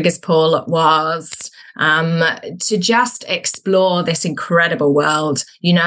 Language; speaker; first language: English; native; English